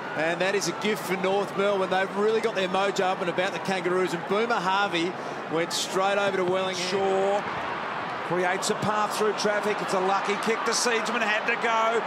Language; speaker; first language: English; native; English